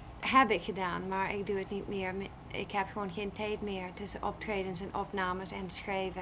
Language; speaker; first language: Dutch; non-native, fluent; English